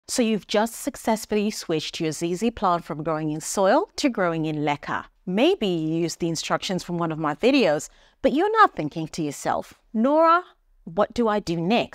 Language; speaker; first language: English; native; English